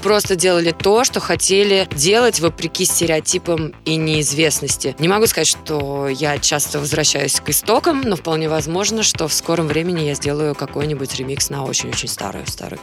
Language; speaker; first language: Russian; native; Russian